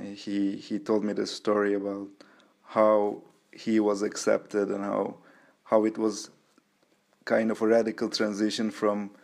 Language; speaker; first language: English; non-native, fluent; Turkish